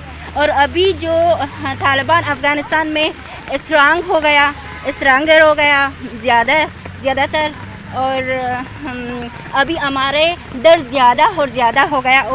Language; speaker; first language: Hindi; non-native, learner; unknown